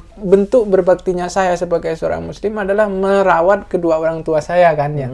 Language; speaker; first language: Indonesian; non-native, local second language; Madurese